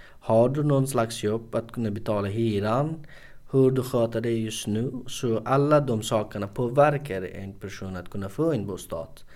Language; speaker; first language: Swedish; non-native, fluent; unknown